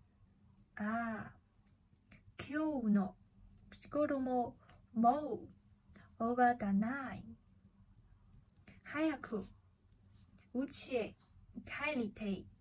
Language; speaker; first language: Japanese; non-native, learner; Chinese